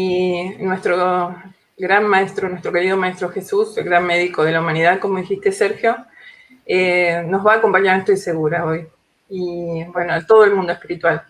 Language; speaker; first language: Spanish; native; Spanish